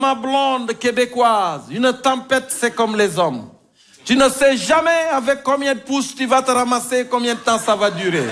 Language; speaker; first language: French; native; French